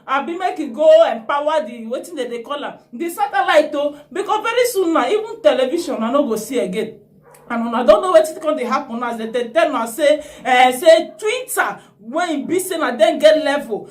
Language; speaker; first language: Nigerian Pidgin; native; Nigerian Pidgin